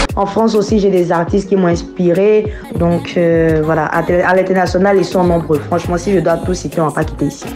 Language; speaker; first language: French; native; French